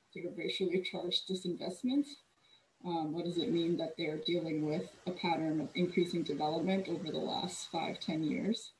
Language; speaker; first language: English; native; English